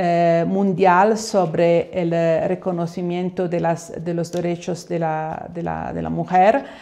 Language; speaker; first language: Spanish; non-native, fluent; Italian